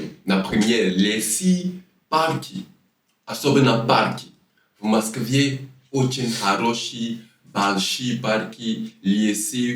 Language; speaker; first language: Russian; non-native, fluent; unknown